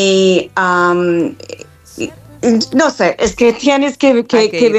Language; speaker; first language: Spanish; non-native, fluent; English